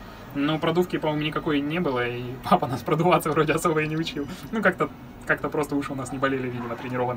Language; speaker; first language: Russian; native; Russian